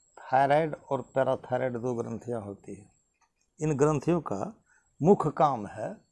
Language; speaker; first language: Hindi; native; Hindi